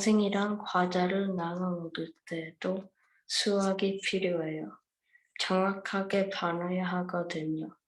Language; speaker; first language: Korean; early bilingual, heritage; Korean